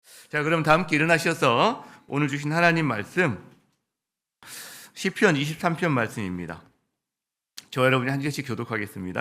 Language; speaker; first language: Korean; native; Korean